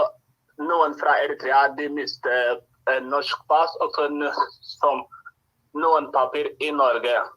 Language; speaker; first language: Swedish; non-native, learner; Norwegian